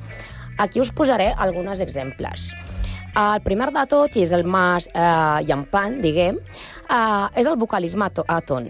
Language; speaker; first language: Catalan; non-native, learner; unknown